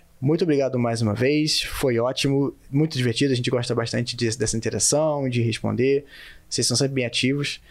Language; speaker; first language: Portuguese; native; Portuguese